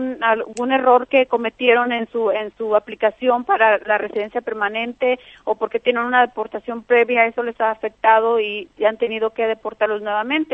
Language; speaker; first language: Spanish; native; Spanish